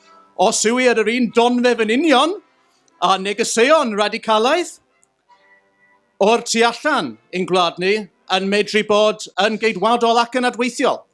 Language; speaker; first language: Welsh; native; Welsh